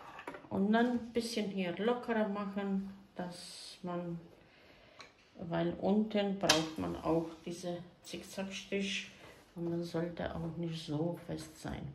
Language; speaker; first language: German; non-native, fluent; Croatian